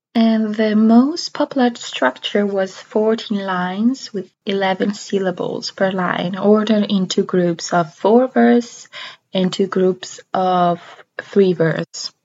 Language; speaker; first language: English; non-native, fluent; Italian